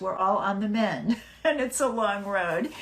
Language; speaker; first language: English; native; English